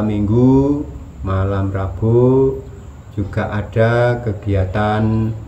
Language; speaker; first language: Indonesian; non-native, local second language; Javanese